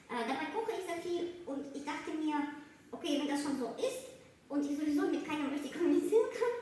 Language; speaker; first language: German; non-native, fluent; Russian